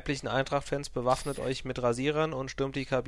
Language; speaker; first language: German; native; German